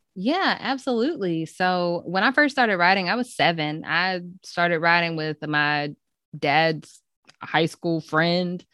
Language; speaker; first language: English; native; English